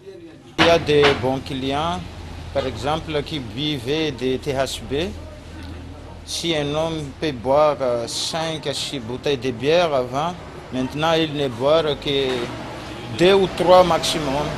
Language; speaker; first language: French; non-native, local second language; Malagasy